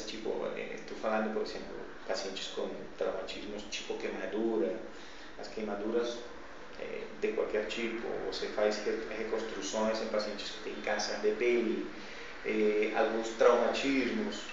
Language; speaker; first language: Portuguese; non-native, fluent; Spanish